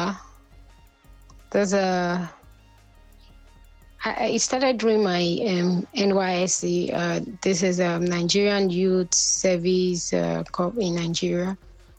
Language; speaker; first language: English; non-native, local second language; Yoruba